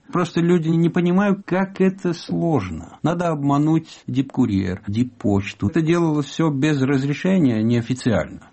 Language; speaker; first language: Russian; non-native, fluent; Italian